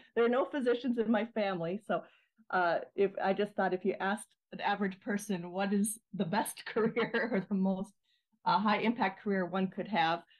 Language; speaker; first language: English; native; English